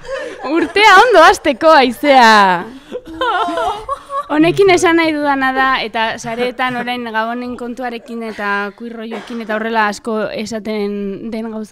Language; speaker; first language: Basque; native; Basque